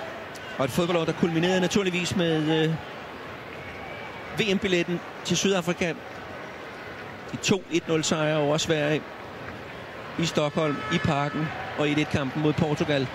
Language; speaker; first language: Danish; native; Danish